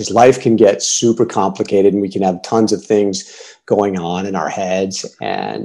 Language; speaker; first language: English; native; English